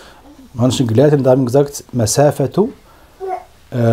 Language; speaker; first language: German; non-native, fluent; Arabic